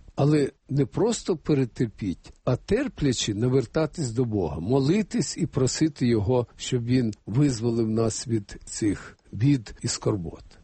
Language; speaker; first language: Ukrainian; native; Ukrainian